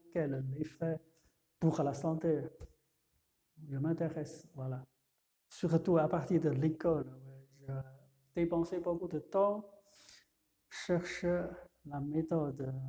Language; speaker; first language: French; non-native, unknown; Chinese